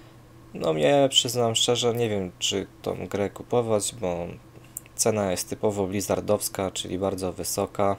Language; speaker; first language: Polish; native; Polish